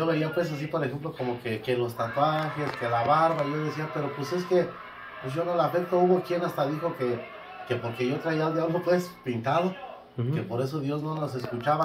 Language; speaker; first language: Spanish; native; Spanish